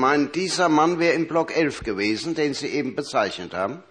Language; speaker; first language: German; native; German